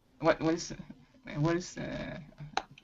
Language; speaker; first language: English; non-native, learner; Spanish